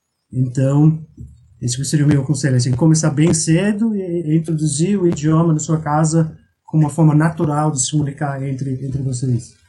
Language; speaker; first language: Portuguese; non-native, fluent; English